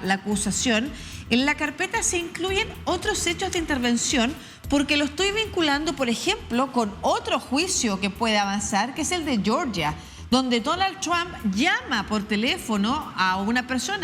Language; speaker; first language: Spanish; native; Spanish